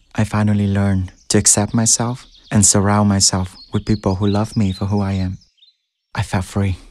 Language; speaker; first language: English; early bilingual, other home language; Vietnamese